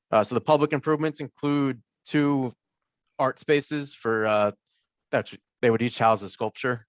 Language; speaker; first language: English; native; English